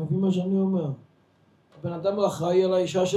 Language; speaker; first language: Hebrew; non-native, fluent; Yiddish